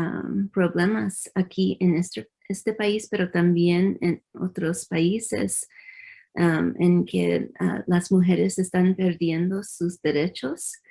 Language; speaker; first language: Spanish; early bilingual, heritage; English